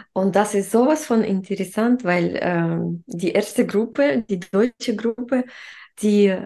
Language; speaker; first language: German; non-native, fluent; Russian